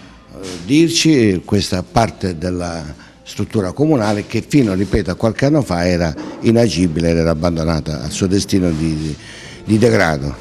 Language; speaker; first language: Italian; native; Italian